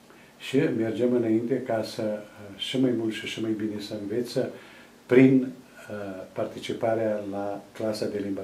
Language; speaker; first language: Romanian; non-native, local second language; Serbian